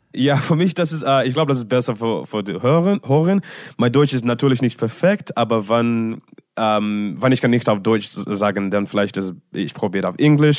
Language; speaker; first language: German; non-native, learner; English